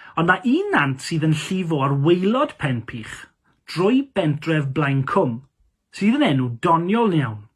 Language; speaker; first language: Welsh; non-native, local second language; English